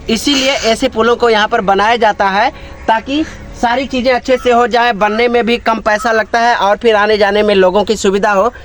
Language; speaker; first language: Hindi; native; Hindi